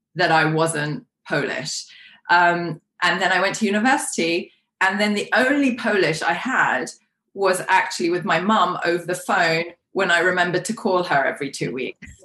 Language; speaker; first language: English; non-native, local second language; Polish